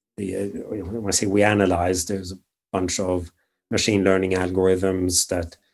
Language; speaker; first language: English; non-native, fluent; Swedish